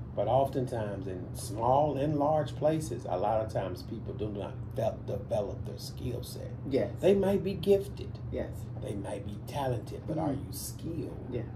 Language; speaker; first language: English; native; English